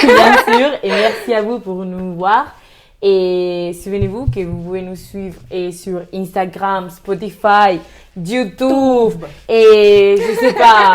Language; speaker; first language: French; non-native, learner; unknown